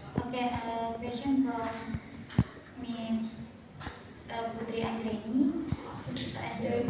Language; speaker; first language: English; non-native, learner; Indonesian